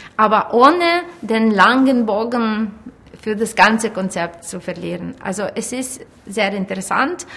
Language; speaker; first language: German; non-native, fluent; Ukrainian